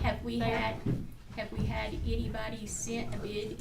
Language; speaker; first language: English; native; English